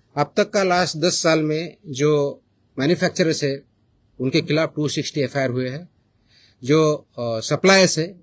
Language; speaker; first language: Hindi; non-native, local second language; Marathi